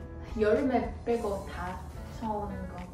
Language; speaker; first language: Korean; non-native, fluent; Chinese